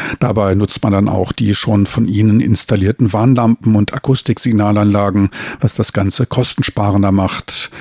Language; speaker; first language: German; native; German